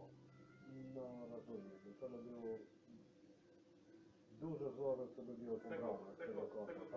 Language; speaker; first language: Polish; non-native, learner; Serbian